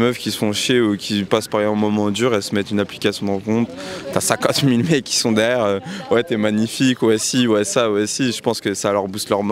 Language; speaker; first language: French; native; French